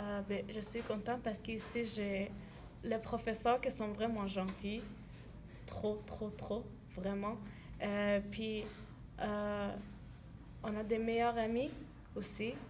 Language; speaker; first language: French; non-native, learner; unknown